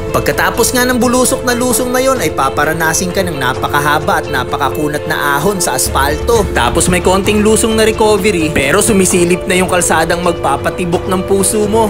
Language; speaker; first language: Filipino; non-native, local second language; Bikol